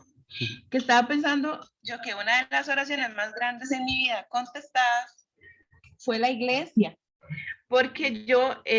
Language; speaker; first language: Spanish; native; Spanish